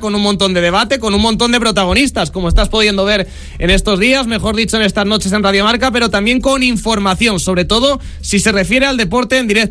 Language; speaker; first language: Spanish; native; Spanish